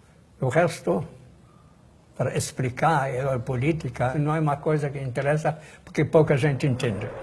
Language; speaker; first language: Portuguese; non-native, fluent; German